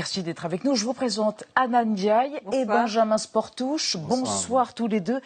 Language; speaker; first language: French; native; French